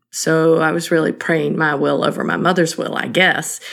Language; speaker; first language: English; native; English